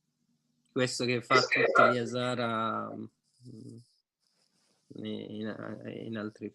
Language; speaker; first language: Italian; non-native, fluent; Persian